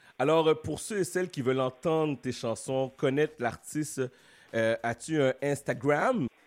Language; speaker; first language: French; native; French